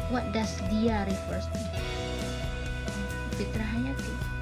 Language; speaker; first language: English; non-native, fluent; Indonesian